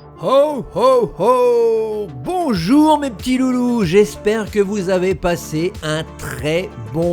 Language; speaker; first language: French; native; French